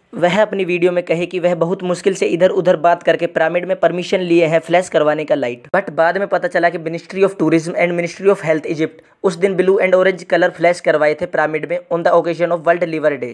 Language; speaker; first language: Hindi; native; Hindi